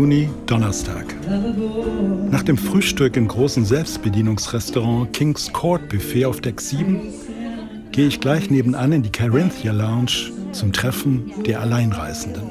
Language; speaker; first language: German; native; German